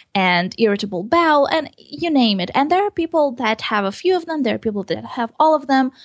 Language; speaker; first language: English; early bilingual, other home language; Hebrew